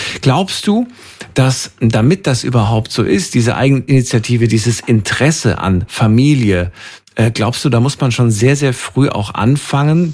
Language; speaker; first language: German; native; German